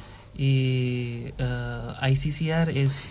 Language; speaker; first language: Spanish; non-native, fluent; Hindi